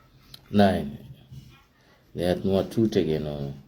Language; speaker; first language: German; non-native, learner; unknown